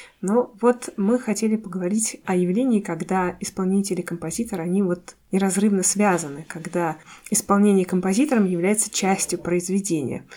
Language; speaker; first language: Russian; native; Russian